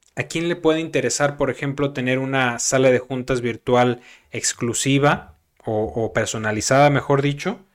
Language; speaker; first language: Spanish; native; Spanish